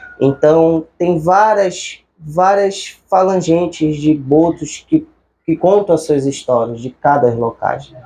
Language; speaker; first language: Portuguese; native; Portuguese